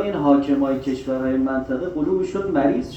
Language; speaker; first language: Persian; native; Persian